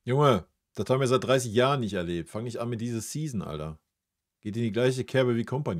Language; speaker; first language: German; native; German